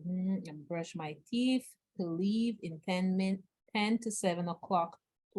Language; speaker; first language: English; non-native, learner; Spanish